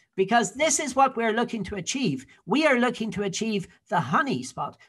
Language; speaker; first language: English; native; English